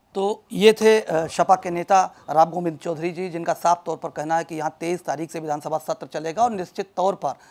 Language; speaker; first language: Hindi; native; Hindi